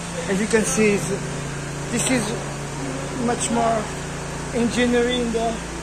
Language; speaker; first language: English; non-native, learner; Portuguese